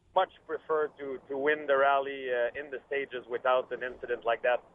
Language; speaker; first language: English; native; English